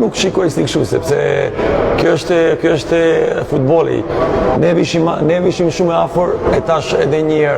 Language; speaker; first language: Albanian; non-native, learner; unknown